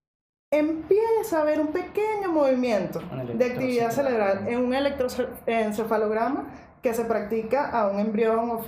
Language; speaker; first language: Spanish; native; Spanish